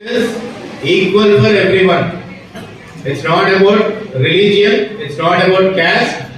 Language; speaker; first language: English; non-native, local second language; Telugu